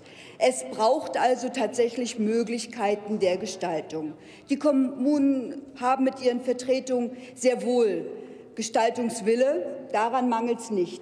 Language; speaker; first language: German; native; German